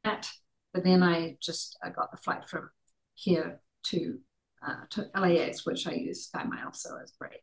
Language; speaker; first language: English; native; English